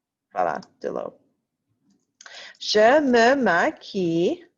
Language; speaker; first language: French; non-native, fluent; English